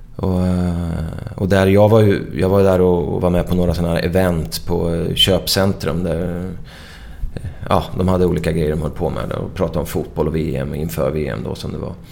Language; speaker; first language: Swedish; native; Swedish